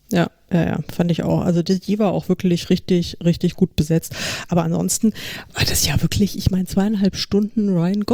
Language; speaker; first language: German; native; German